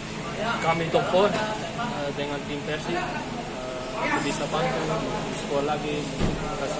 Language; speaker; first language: Indonesian; non-native, learner; Dutch